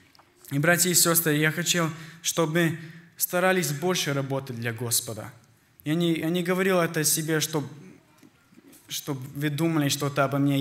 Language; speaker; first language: Russian; early bilingual, heritage; Russian